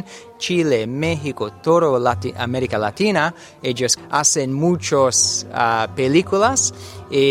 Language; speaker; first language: Spanish; non-native, learner; English